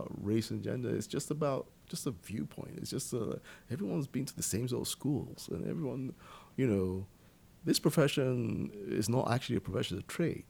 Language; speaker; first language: English; native; English